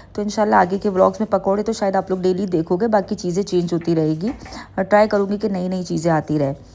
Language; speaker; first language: Urdu; native; Urdu